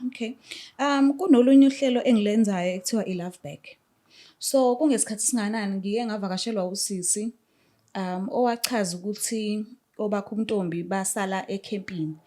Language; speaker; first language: Zulu; native; Zulu